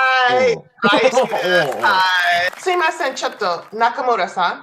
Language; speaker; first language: Japanese; non-native, learner; English